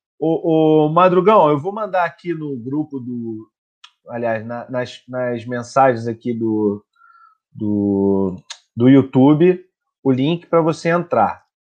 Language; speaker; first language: Portuguese; native; Portuguese